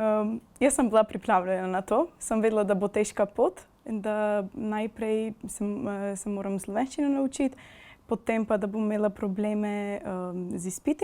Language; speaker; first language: Slovenian; non-native, fluent; Macedonian